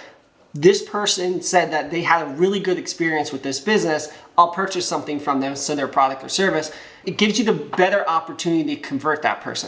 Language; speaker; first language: English; native; English